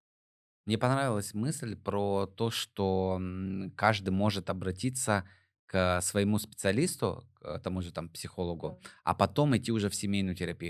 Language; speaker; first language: Russian; native; Russian